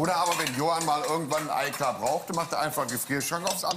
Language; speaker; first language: German; native; German